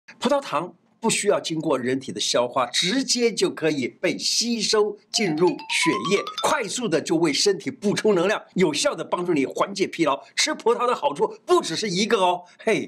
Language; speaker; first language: Chinese; native; Chinese